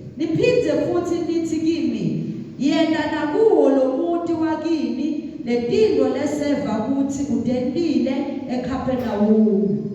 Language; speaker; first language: Zulu; non-native, local second language; Swati